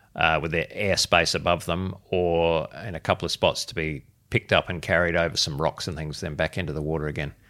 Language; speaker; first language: English; native; English